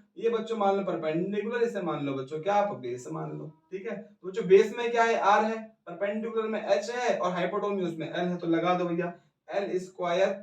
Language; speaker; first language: Hindi; native; Hindi